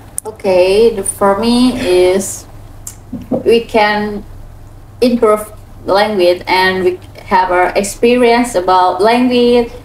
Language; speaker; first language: English; non-native, learner; Thai